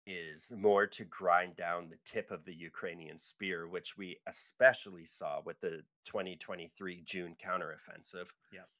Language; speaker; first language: English; native; English